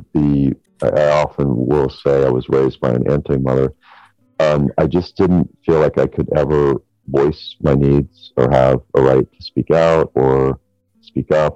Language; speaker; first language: English; native; English